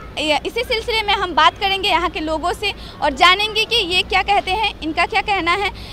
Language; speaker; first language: Hindi; native; Hindi